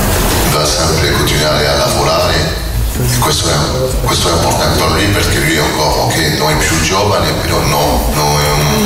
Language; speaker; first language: Italian; non-native, fluent; French